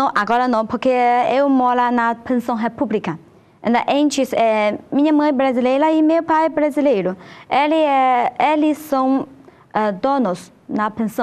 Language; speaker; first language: Portuguese; non-native, learner; Chinese